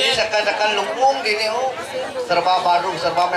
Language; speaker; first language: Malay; non-native, local second language; Balinese